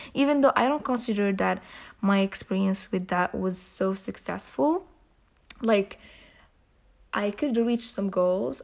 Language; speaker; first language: English; non-native, fluent; Arabic